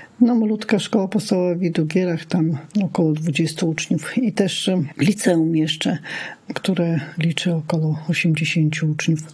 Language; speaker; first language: Polish; non-native, local second language; Lithuanian